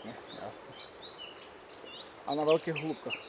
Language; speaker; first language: Czech; non-native, learner; Ukrainian